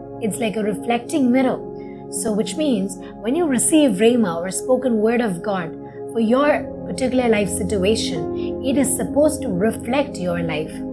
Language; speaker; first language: English; non-native, local second language; Malayalam